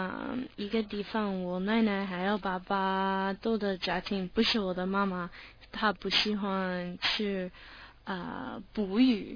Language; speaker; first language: Chinese; non-native, learner; English